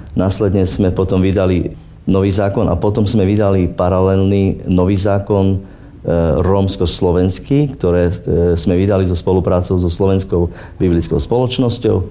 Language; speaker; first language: Slovak; non-native, local second language; Romany